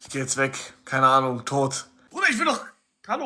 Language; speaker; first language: German; native; German